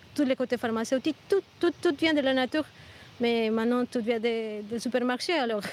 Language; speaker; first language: French; non-native, fluent; Spanish